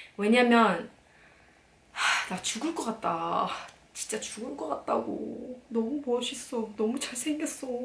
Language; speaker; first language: Korean; non-native, fluent; Arabic